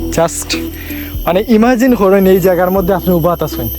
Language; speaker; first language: Bangla; non-native, local second language; Sylheti